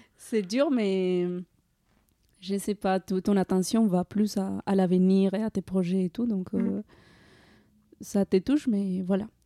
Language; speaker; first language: French; non-native, fluent; Spanish